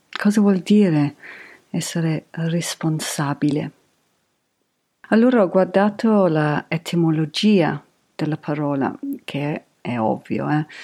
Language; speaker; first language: Italian; non-native, fluent; English